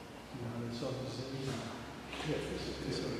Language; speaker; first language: French; native; French